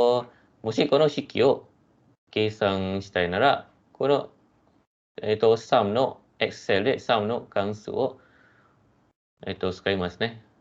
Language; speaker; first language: Japanese; non-native, fluent; Malay